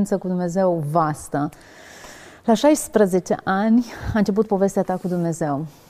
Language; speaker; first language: Romanian; native; Romanian